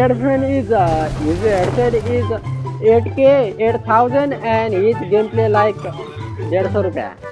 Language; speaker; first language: English; non-native, learner; Nepali